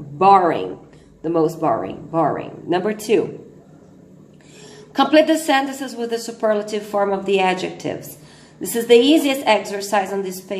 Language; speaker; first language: English; non-native, fluent; Portuguese